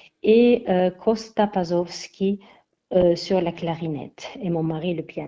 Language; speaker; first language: French; non-native, fluent; Armenian